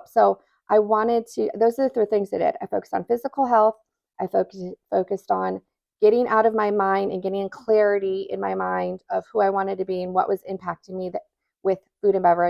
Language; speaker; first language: English; native; English